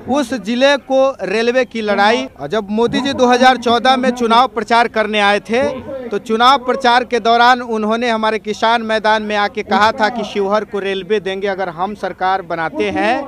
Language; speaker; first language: Hindi; native; Hindi